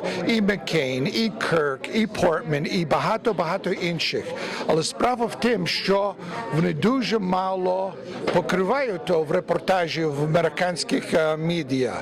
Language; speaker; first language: Ukrainian; early bilingual, heritage; Ukrainian